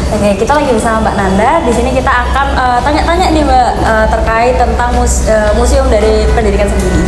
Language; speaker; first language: Indonesian; native; Indonesian